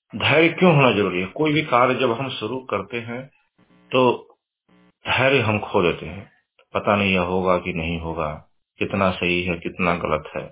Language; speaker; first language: Hindi; native; Hindi